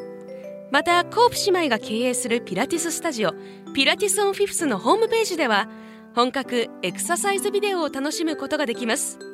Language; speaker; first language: Japanese; native; Japanese